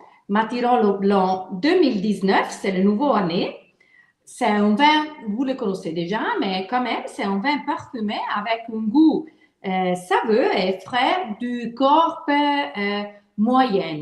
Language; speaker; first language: French; non-native, fluent; Italian